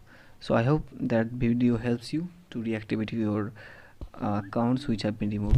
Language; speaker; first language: English; non-native, local second language; Hindi